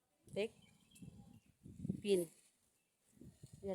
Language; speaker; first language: English; non-native, learner; Filipino